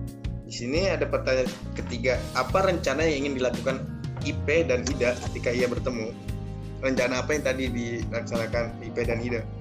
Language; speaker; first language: Indonesian; native; Indonesian